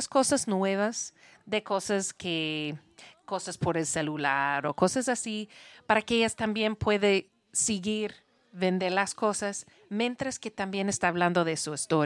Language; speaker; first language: Spanish; non-native, learner; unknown